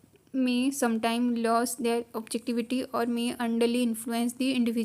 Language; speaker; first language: English; non-native, local second language; Hindi